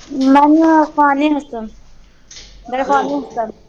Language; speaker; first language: Persian; non-native, learner; Urdu